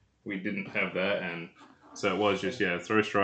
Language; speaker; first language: English; native; English